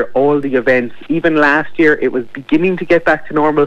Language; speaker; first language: English; native; English